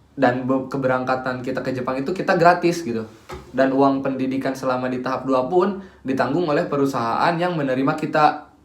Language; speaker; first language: Indonesian; native; Indonesian